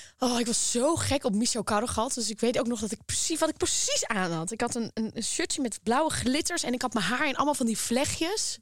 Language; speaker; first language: Dutch; native; Dutch